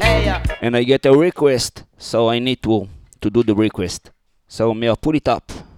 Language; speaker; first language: English; non-native, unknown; Hebrew